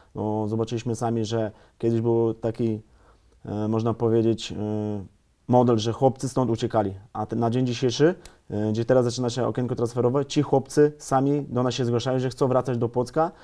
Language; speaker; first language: Polish; native; Polish